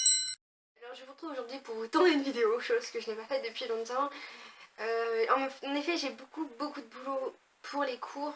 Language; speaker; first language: French; native; French